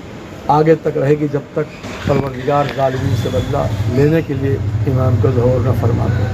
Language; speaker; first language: Urdu; native; Urdu